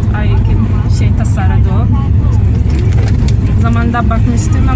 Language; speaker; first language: Turkish; non-native, fluent; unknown